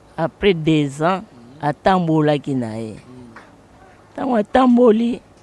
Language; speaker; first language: Lingala; non-native, local second language; Luba-Lulua